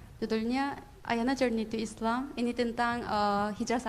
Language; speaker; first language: Indonesian; non-native, learner; Korean